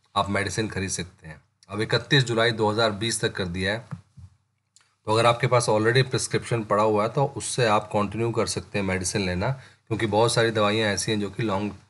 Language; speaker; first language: Hindi; native; Hindi